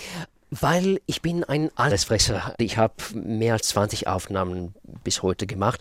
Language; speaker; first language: German; non-native, fluent; Russian